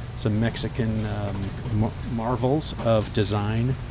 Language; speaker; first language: English; native; English